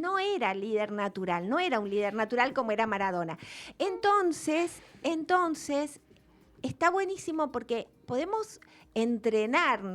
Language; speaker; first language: Spanish; native; Spanish